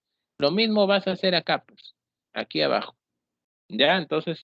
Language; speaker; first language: Spanish; native; Spanish